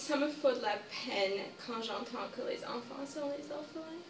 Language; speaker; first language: French; non-native, learner; English